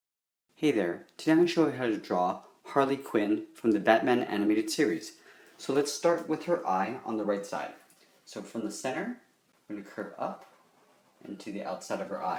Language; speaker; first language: English; native; English